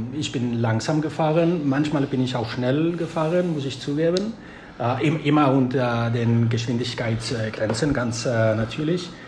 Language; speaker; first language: German; non-native, fluent; Spanish